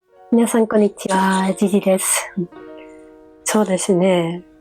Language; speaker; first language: Japanese; non-native, fluent; Dutch